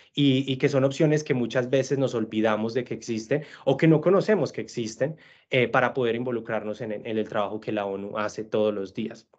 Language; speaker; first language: Spanish; native; Spanish